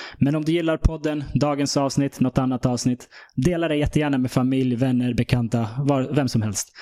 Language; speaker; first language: Swedish; early bilingual, other home language; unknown